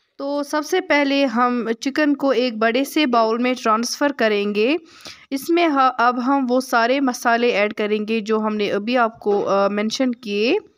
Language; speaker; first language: Urdu; non-native, local second language; Kashmiri